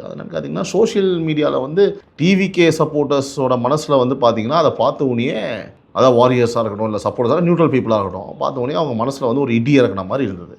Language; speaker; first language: Tamil; native; Tamil